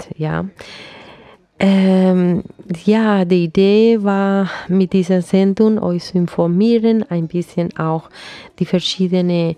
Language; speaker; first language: German; non-native, fluent; Spanish